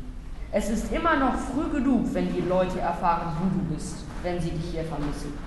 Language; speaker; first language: German; native; German